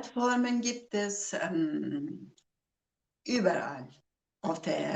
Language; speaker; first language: German; non-native, fluent; Zaza